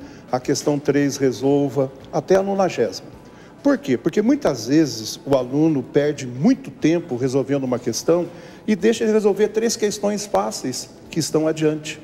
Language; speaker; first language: Portuguese; native; Portuguese